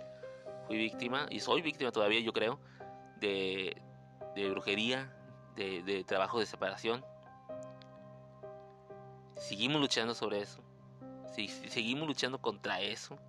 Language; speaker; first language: Spanish; native; Spanish